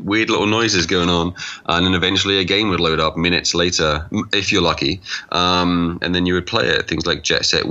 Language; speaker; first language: English; native; English